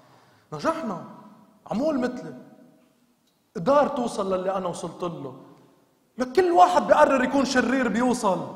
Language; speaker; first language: Arabic; native; Arabic